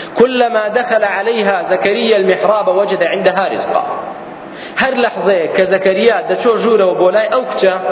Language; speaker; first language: Central Kurdish; native; Central Kurdish